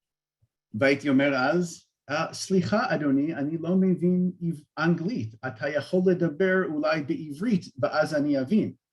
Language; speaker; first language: Hebrew; non-native, fluent; English